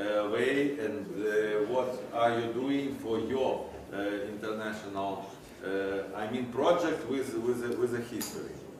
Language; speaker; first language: English; non-native, fluent; Ukrainian